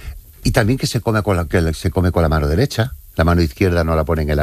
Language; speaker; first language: Spanish; native; Spanish